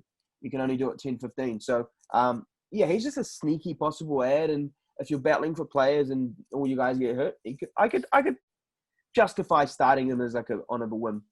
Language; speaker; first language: English; native; English